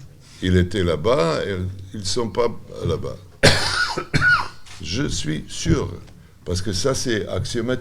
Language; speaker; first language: French; non-native, learner; Serbian